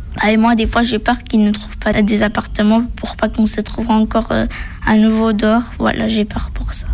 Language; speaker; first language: French; early bilingual, other home language; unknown